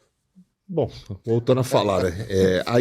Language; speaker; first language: Portuguese; native; Portuguese